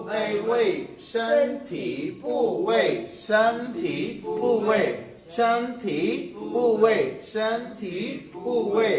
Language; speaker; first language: Chinese; non-native, fluent; Urdu